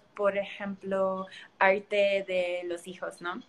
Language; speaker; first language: Spanish; early bilingual, heritage; Spanish